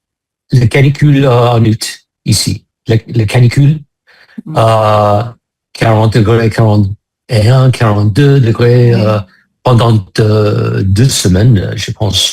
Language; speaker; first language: French; non-native, fluent; English